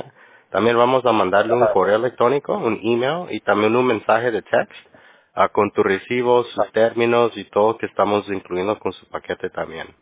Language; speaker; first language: Spanish; early bilingual, heritage; Spanish